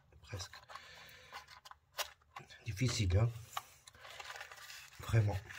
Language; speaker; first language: French; non-native, fluent; Portuguese